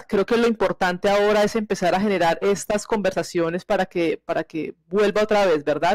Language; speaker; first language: Spanish; native; Spanish